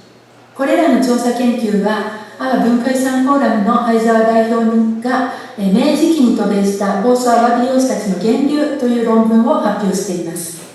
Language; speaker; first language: Japanese; native; Japanese